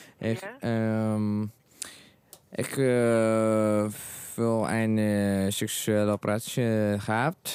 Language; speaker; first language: Dutch; non-native, learner; Norwegian